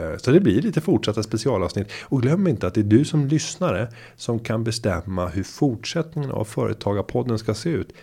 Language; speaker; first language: Swedish; native; Swedish